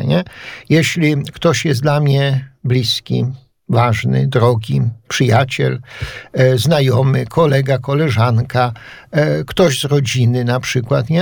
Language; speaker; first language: Polish; native; Polish